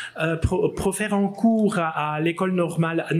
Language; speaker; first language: French; non-native, fluent; Portuguese